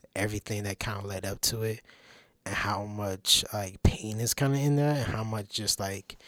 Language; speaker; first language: English; native; English